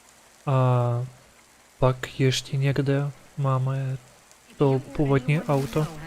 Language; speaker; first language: Czech; non-native, learner; Ukrainian